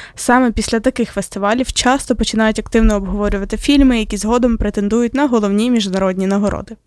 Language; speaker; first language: Ukrainian; non-native, local second language; Russian